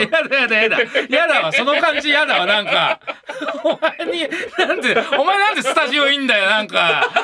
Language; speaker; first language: Japanese; native; Japanese